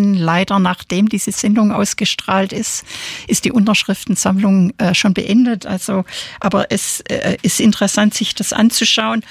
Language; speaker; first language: German; native; German